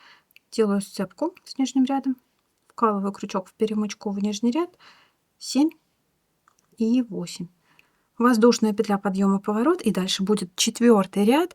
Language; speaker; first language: Russian; native; Russian